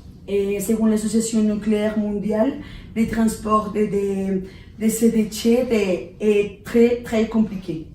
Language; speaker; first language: French; non-native, learner; Spanish